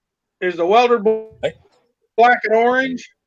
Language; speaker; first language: English; native; English